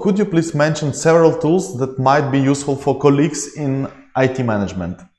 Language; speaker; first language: English; non-native, learner; Ukrainian